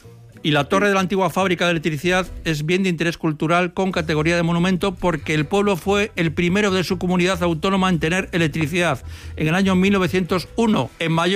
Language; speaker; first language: Spanish; native; Spanish